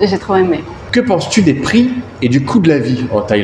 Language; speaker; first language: French; native; French